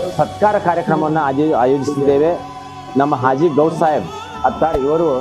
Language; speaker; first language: Kannada; non-native, local second language; Urdu